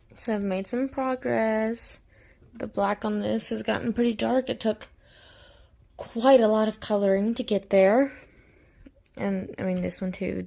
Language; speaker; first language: English; native; English